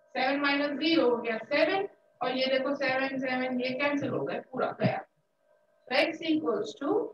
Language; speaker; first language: Hindi; native; Hindi